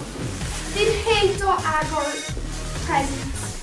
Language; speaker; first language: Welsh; non-native, local second language; English